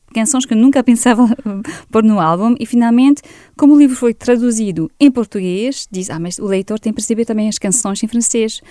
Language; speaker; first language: Portuguese; non-native, fluent; French